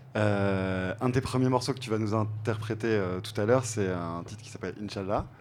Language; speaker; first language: French; native; French